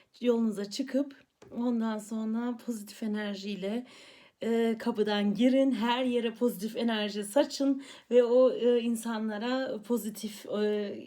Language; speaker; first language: Turkish; early bilingual, heritage; Turkish